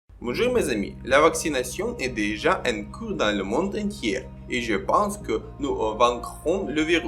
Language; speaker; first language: French; non-native, learner; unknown